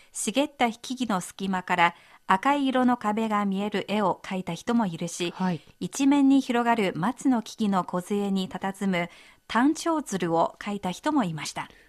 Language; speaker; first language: Japanese; non-native, fluent; Chinese